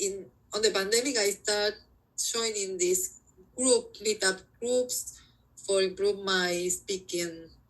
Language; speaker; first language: English; non-native, learner; Spanish